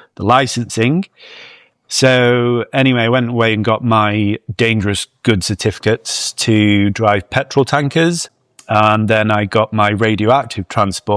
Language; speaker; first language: English; native; English